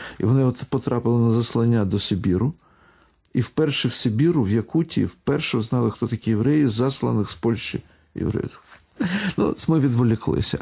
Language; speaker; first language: Ukrainian; non-native, local second language; Russian